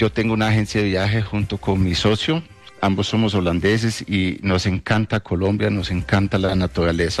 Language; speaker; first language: Spanish; non-native, fluent; Dutch